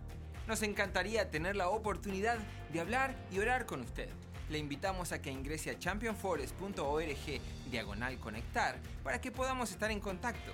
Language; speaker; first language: Spanish; native; Spanish